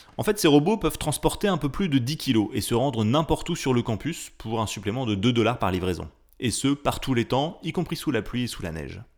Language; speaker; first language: French; native; French